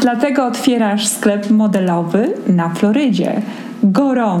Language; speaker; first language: Polish; native; Polish